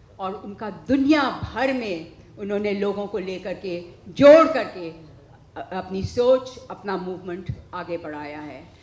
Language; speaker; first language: Urdu; non-native, local second language; English